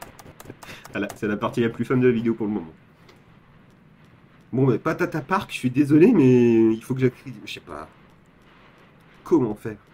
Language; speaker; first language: French; native; French